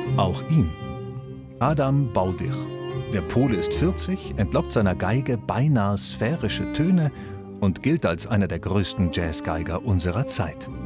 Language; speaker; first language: German; native; German